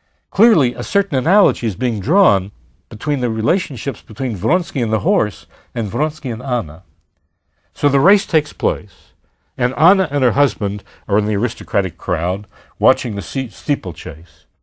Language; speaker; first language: English; native; English